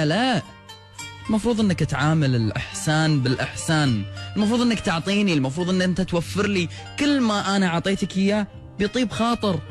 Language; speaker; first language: Arabic; native; Arabic